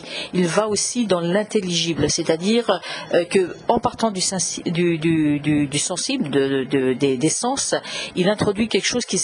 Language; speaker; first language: French; native; French